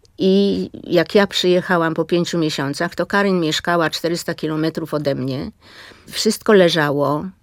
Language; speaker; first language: Polish; native; Polish